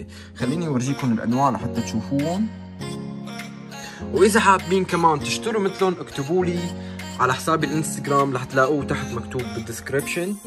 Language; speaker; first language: Arabic; native; Arabic